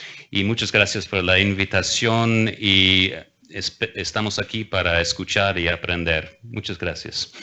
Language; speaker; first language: Spanish; non-native, fluent; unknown